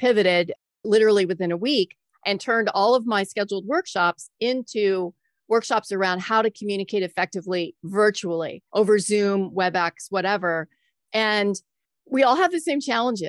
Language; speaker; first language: English; native; English